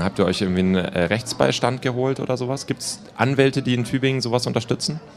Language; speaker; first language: German; native; German